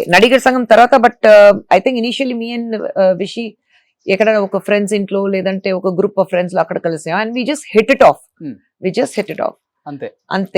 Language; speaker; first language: Telugu; non-native, fluent; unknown